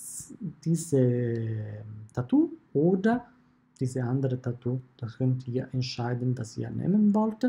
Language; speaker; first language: German; non-native, fluent; Italian